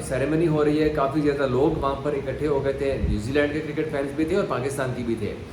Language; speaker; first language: Urdu; non-native, local second language; Punjabi